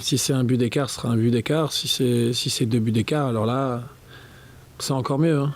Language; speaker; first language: French; native; French